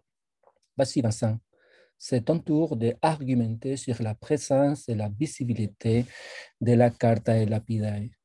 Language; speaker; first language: French; non-native, fluent; Spanish